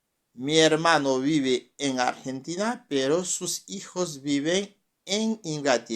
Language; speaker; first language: Spanish; non-native, fluent; French